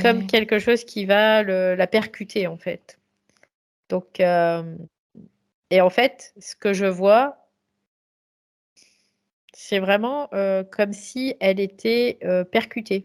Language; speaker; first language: French; native; French